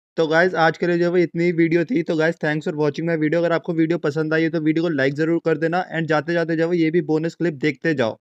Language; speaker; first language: Hindi; native; Hindi